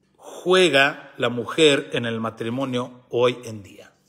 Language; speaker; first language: Spanish; early bilingual, heritage; Spanish